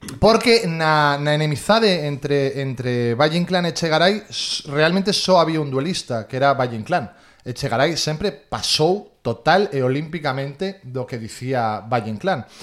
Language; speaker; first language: Galician; native; Galician